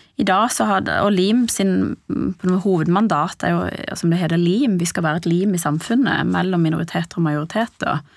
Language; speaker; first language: Norwegian; early bilingual, other home language; Persian